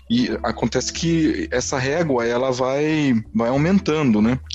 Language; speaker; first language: Portuguese; native; Portuguese